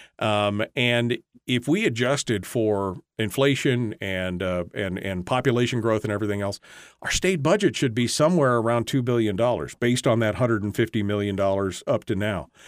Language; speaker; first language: English; native; English